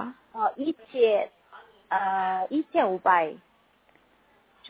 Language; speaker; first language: Chinese; non-native, learner; Korean